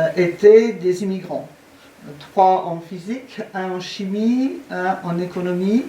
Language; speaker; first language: French; native; French